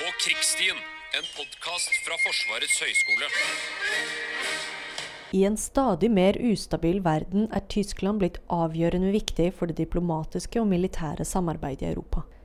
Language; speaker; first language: Norwegian; native; Norwegian